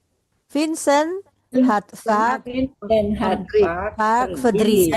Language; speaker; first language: Dutch; non-native, fluent; Indonesian